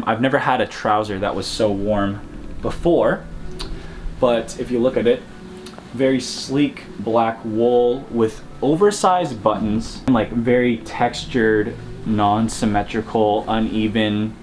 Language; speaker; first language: English; native; English